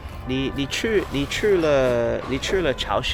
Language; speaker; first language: Chinese; non-native, learner; English